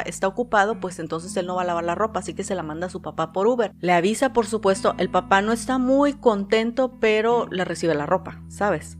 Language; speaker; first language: Spanish; native; Spanish